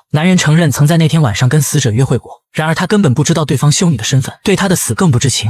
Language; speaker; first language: Chinese; native; Chinese